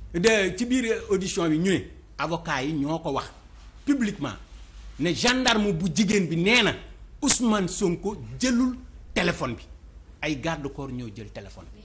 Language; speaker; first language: Wolof; native; Wolof